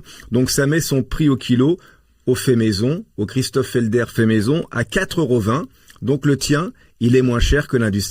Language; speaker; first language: French; native; French